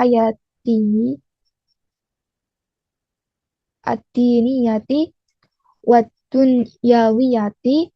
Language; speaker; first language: Arabic; non-native, learner; Indonesian